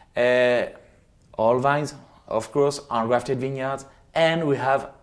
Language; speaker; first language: English; non-native, fluent; French